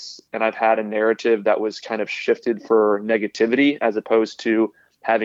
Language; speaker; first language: English; native; English